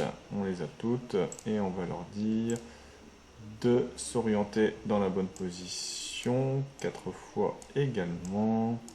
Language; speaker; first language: French; native; French